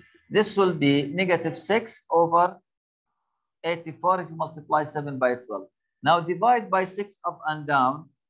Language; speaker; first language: English; non-native, fluent; Arabic